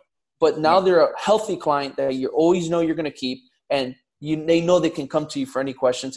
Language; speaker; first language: English; native; English